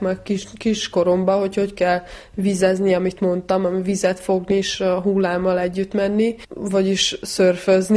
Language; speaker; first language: Hungarian; early bilingual, heritage; Hungarian